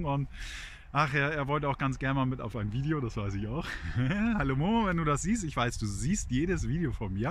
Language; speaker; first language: German; native; German